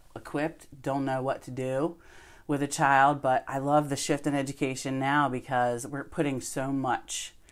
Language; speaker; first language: English; native; English